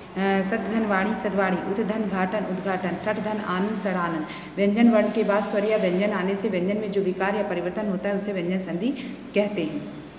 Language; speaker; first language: Hindi; native; Hindi